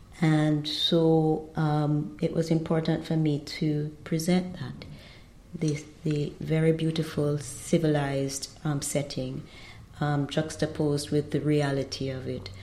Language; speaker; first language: English; native; English